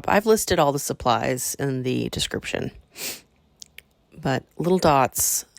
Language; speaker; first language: English; native; English